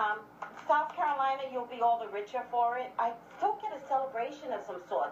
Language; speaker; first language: English; native; English